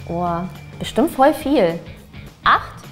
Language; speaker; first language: German; native; German